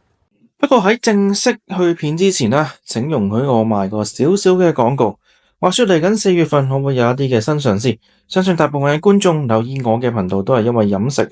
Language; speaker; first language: Cantonese; native; Cantonese